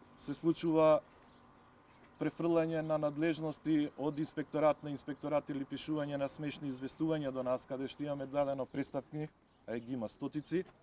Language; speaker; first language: Macedonian; native; Macedonian